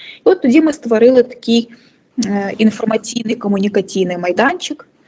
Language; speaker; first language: Ukrainian; non-native, local second language; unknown